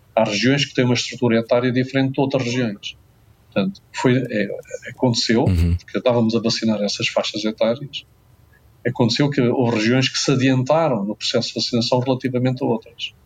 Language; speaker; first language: Portuguese; native; Portuguese